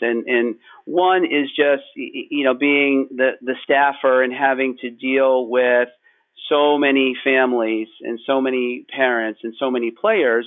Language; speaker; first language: English; native; English